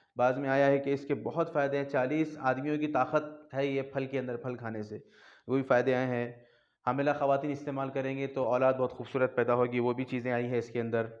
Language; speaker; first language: Urdu; native; Urdu